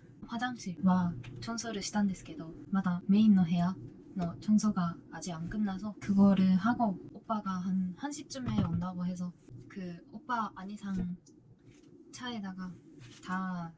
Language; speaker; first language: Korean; non-native, fluent; Japanese